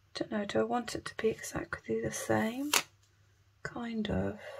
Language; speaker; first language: English; native; English